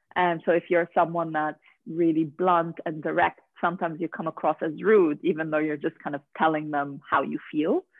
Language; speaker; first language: English; non-native, fluent; Arabic